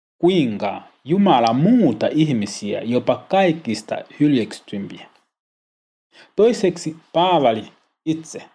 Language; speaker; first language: Finnish; non-native, learner; Swahili